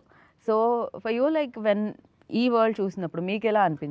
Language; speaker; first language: Telugu; native; Telugu